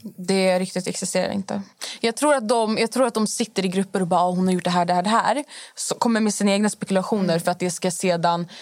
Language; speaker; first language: Swedish; early bilingual, other home language; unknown